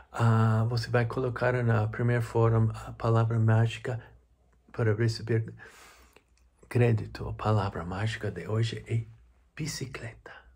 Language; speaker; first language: Portuguese; non-native, learner; English